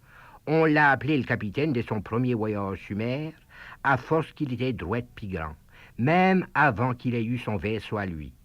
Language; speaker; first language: French; native; French